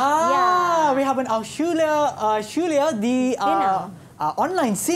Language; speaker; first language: German; non-native, learner; Malay